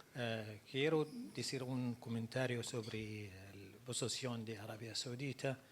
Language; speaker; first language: Spanish; non-native, learner; Arabic